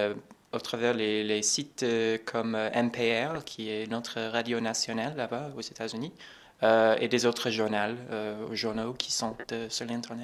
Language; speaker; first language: French; non-native, fluent; English